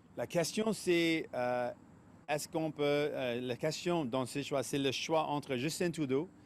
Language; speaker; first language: French; non-native, local second language; English